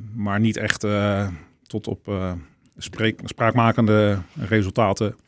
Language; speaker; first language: Dutch; native; Dutch